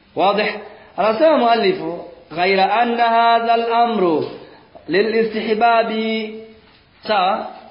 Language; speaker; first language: Swahili; native; Swahili